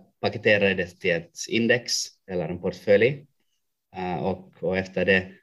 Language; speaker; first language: Swedish; non-native, local second language; Finnish